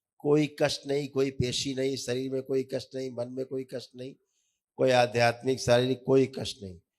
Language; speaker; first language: Hindi; native; Hindi